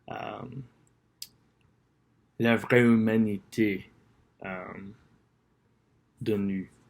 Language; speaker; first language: French; non-native, learner; English